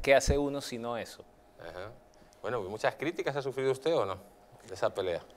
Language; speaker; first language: Spanish; native; Spanish